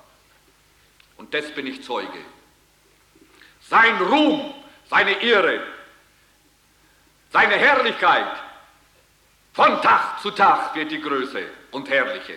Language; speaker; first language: German; early bilingual, heritage; German